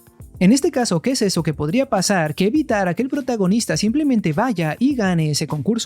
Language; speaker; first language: Spanish; native; Spanish